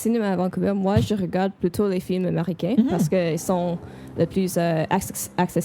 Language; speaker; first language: French; non-native, fluent; English